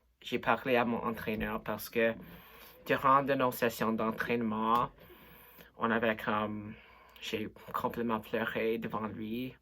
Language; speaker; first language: French; non-native, local second language; English